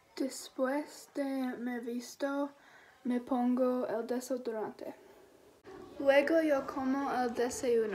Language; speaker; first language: Spanish; non-native, learner; English